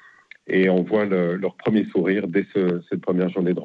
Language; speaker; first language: French; native; French